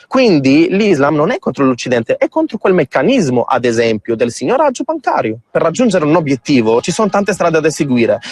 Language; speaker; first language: Italian; early bilingual, other home language; Arabic